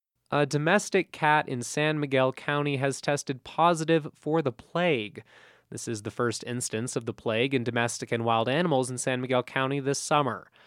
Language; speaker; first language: English; native; English